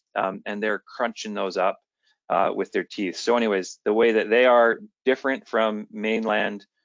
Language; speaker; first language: English; native; English